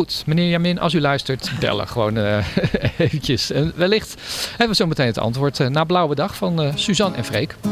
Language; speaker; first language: Dutch; native; Dutch